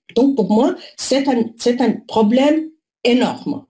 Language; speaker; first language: French; non-native, fluent; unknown